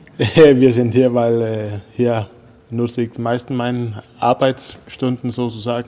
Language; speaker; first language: German; non-native, fluent; Danish